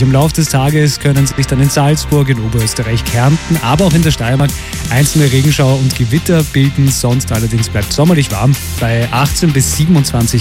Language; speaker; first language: German; native; German